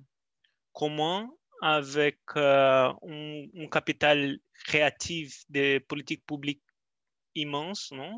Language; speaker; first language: French; non-native, learner; Portuguese